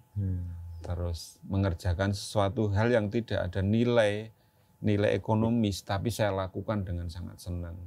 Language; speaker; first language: Indonesian; non-native, local second language; Javanese